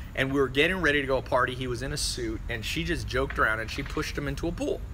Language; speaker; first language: English; native; English